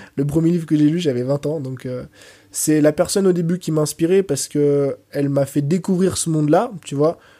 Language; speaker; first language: French; early bilingual, other home language; Portuguese